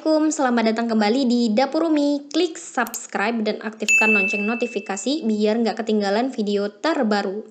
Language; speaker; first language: Indonesian; native; Indonesian